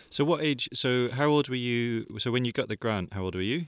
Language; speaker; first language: English; native; English